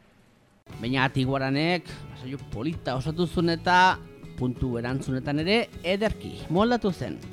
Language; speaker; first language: Basque; native; Basque